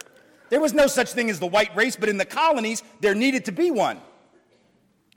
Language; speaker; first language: English; native; English